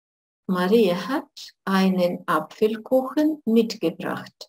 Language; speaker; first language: German; non-native, fluent; Russian